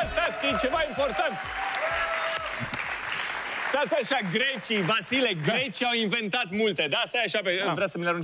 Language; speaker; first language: Romanian; native; Romanian